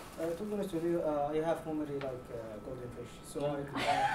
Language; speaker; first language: English; non-native, learner; Arabic